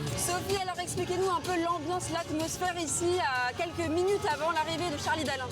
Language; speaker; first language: French; native; French